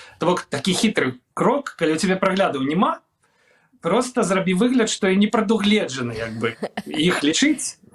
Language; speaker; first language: Belarusian; non-native, local second language; Russian